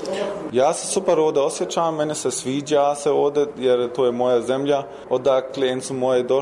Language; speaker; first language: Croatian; early bilingual, heritage; Croatian